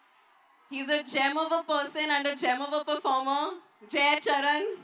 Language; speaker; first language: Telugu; non-native, learner; Hindi